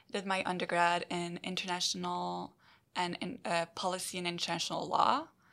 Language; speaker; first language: English; non-native, fluent; French